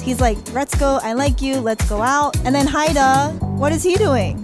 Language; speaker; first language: English; native; English